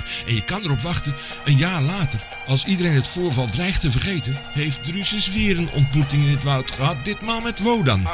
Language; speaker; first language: Dutch; native; Dutch